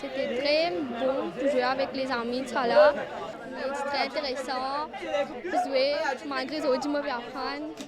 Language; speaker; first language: French; non-native, local second language; Morisyen